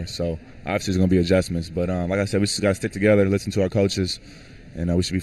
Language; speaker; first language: English; native; English